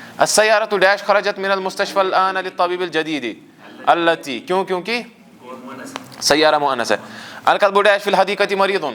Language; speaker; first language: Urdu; non-native, local second language; Kashmiri